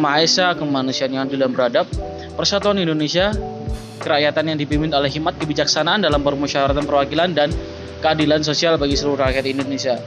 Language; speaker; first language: Indonesian; native; Indonesian